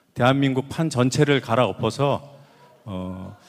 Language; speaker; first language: Korean; native; Korean